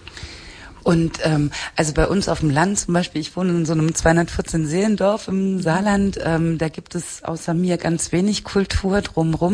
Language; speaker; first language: German; native; German